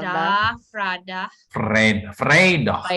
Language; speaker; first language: Dutch; non-native, learner; Indonesian